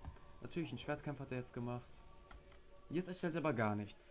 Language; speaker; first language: German; native; German